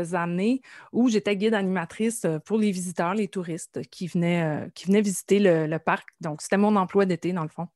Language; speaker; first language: French; native; French